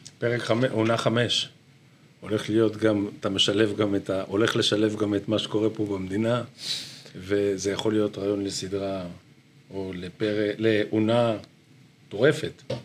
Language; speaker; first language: Hebrew; native; Hebrew